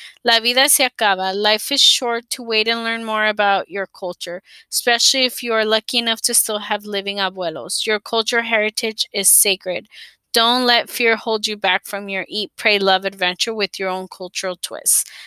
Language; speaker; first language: English; early bilingual, other home language; Spanish